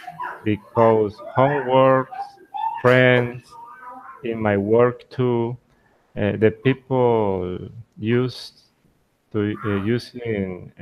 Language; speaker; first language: English; non-native, learner; Spanish